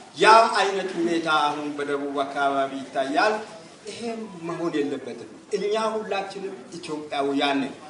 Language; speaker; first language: Amharic; non-native, local second language; Wolaytta